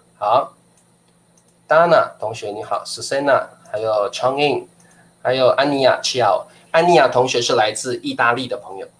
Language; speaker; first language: Chinese; native; Chinese